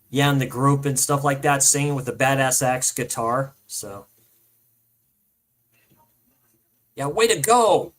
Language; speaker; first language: English; native; English